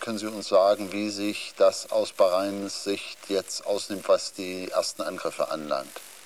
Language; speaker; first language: German; native; German